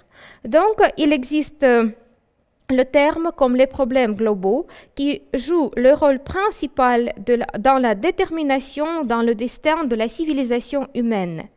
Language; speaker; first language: French; non-native, fluent; Russian